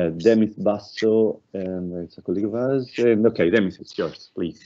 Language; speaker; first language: English; non-native, fluent; Italian